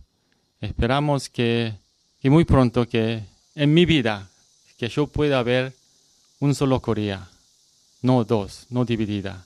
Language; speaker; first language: Spanish; non-native, learner; Korean